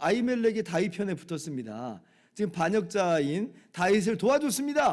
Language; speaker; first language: Korean; native; Korean